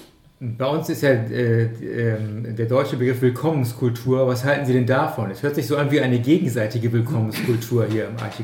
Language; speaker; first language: German; native; German